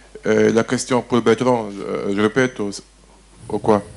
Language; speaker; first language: French; non-native, learner; Arabic